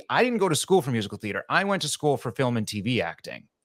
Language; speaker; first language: English; native; English